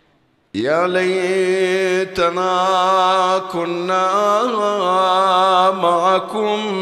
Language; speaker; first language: Arabic; native; Arabic